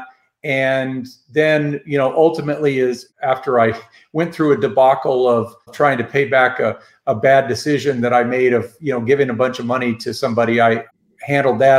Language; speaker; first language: English; native; English